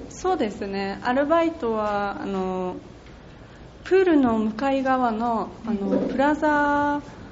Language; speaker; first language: Japanese; non-native, fluent; Mongolian